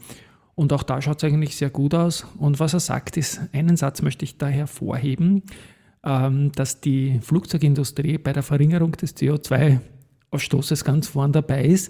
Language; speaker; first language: German; native; German